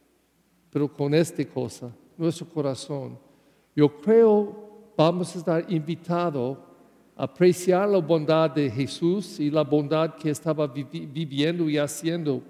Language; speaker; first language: Spanish; non-native, learner; English